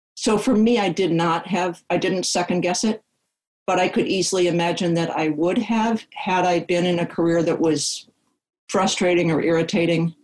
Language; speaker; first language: English; native; English